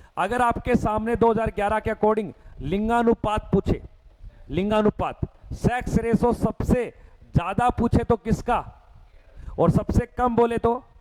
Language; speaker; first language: Hindi; native; Hindi